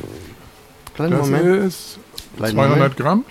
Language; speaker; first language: German; native; German